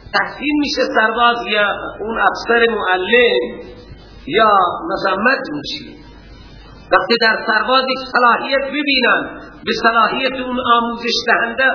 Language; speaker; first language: Persian; non-native, local second language; Baluchi